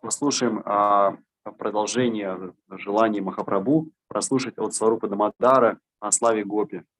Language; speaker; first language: Russian; native; Russian